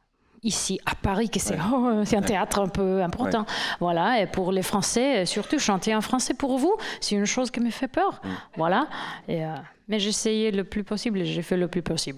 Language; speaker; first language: French; non-native, fluent; English